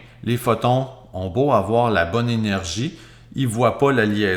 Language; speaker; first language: French; native; French